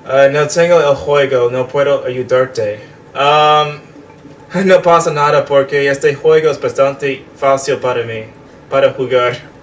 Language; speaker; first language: Spanish; non-native, fluent; English